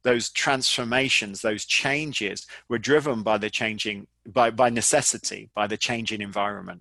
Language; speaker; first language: English; native; English